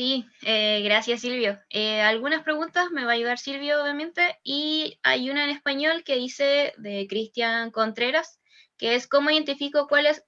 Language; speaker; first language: Spanish; native; Spanish